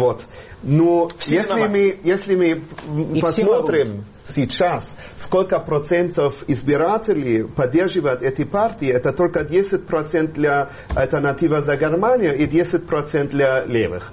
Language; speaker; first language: Russian; non-native, fluent; German